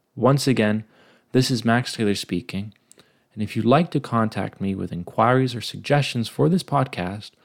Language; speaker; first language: English; native; English